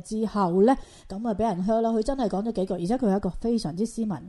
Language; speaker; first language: Cantonese; native; Cantonese